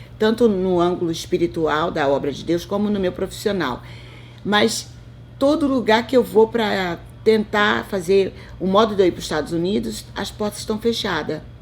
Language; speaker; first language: Portuguese; native; Portuguese